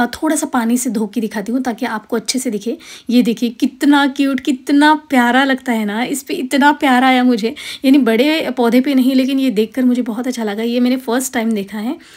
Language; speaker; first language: Hindi; non-native, local second language; Marathi